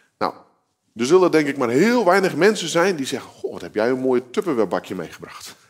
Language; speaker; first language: Dutch; native; Dutch